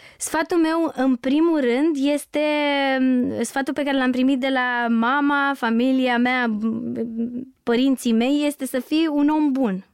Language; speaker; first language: Romanian; native; Romanian